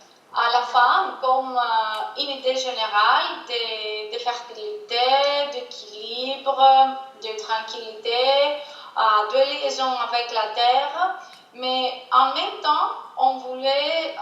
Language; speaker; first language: French; non-native, fluent; Greek